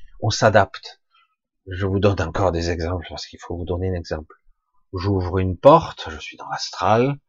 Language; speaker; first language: French; native; French